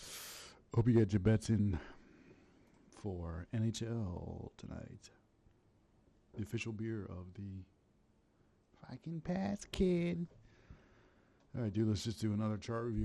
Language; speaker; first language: English; native; English